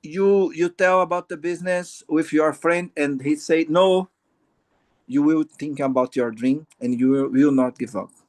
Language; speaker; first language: English; non-native, learner; Portuguese